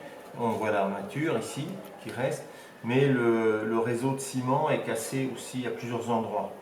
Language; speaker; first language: French; native; French